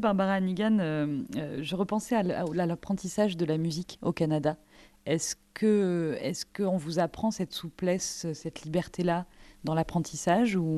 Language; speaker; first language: French; native; French